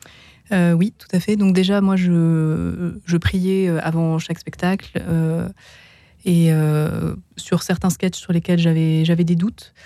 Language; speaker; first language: French; native; French